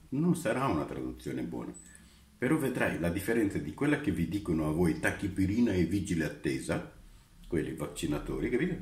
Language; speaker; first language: Italian; non-native, fluent; Romanian